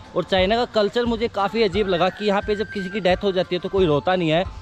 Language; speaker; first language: Hindi; native; Hindi